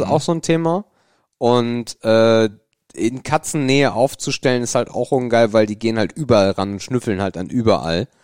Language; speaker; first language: German; native; German